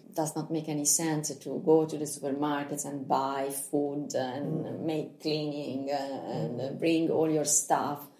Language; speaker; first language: English; non-native, learner; Italian